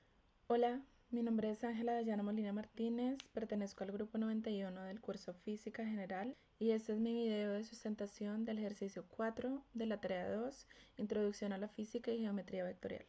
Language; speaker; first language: Spanish; native; Spanish